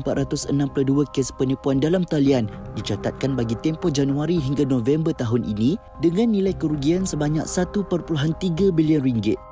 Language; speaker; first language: Malay; native; Malay